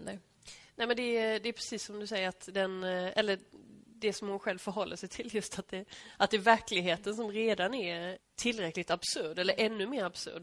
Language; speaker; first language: Swedish; native; Swedish